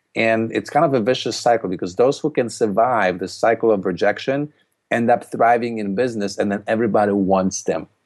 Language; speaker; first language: English; non-native, fluent; Polish